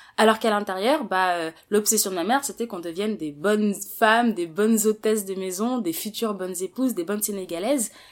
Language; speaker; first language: French; early bilingual, other home language; Wolof